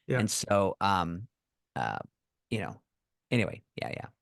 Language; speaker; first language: English; native; English